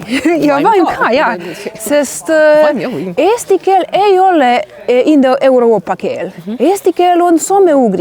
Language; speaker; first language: Estonian; non-native, learner; Croatian